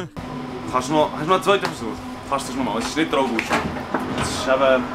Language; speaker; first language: German; native; German